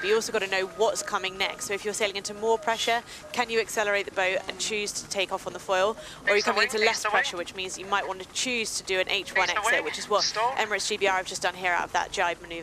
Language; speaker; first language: English; native; English